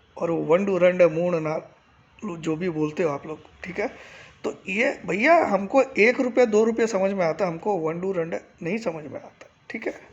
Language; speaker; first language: Hindi; native; Hindi